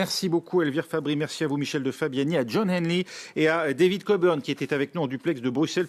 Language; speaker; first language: French; native; French